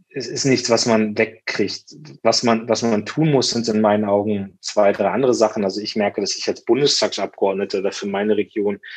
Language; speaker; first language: German; native; German